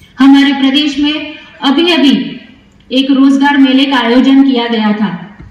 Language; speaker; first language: Hindi; non-native, local second language; Kannada